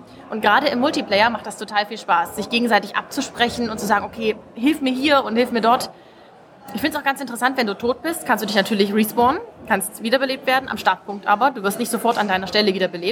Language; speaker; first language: German; native; German